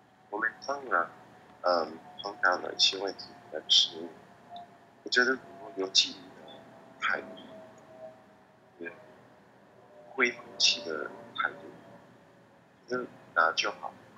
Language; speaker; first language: Chinese; non-native, learner; English